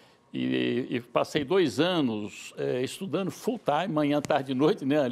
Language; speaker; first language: Portuguese; native; Portuguese